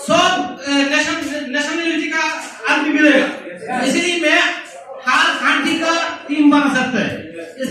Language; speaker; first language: Hindi; non-native, fluent; Bangla